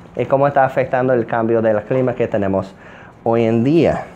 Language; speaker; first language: Spanish; non-native, fluent; English